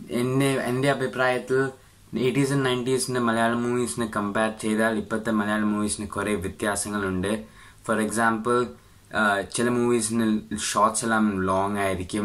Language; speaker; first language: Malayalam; early bilingual, heritage; Malayalam